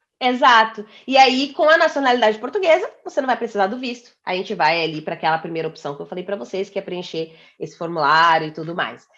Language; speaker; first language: Portuguese; native; Portuguese